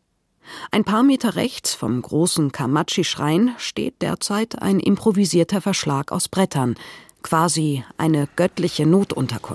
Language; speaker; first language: German; native; German